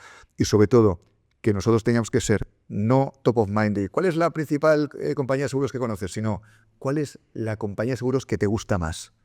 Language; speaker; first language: Spanish; native; Spanish